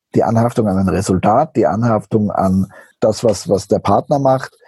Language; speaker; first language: German; native; German